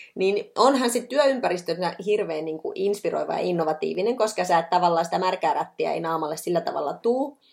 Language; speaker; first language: Finnish; native; Finnish